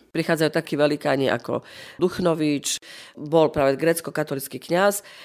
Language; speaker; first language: Slovak; non-native, local second language; Rusyn